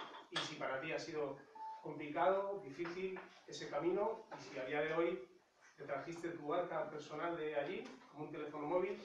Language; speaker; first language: Spanish; native; Spanish